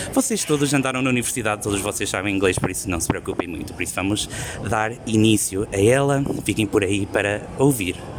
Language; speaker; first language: Portuguese; native; Portuguese